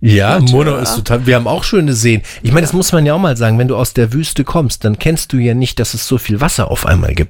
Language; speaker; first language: German; native; German